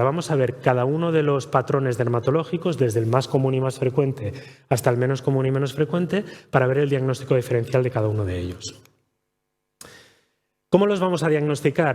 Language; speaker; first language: Spanish; native; Spanish